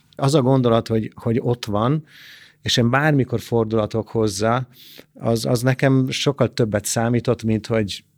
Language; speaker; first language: Hungarian; non-native, fluent; Italian